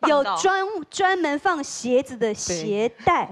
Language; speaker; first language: Chinese; native; Chinese